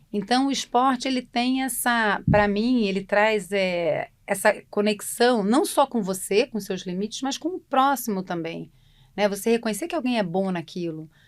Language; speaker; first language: Portuguese; native; Portuguese